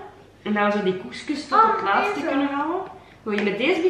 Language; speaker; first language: Dutch; native; Dutch